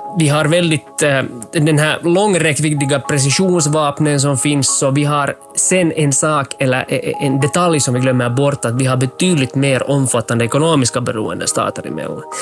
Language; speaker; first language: Swedish; native; Swedish